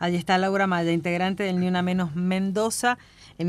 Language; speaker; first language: Spanish; native; Spanish